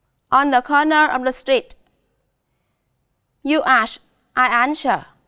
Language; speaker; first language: English; non-native, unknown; Vietnamese